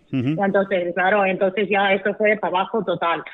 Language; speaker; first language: Spanish; non-native, fluent; Swedish